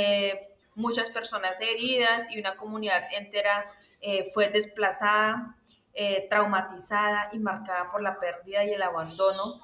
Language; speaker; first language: Spanish; native; Spanish